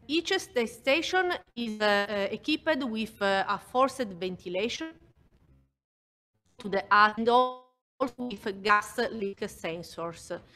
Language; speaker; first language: English; non-native, fluent; Italian